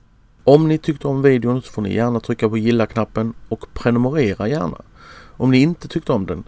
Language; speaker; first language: Swedish; native; Swedish